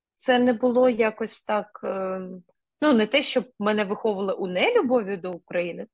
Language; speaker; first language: Ukrainian; non-native, local second language; Russian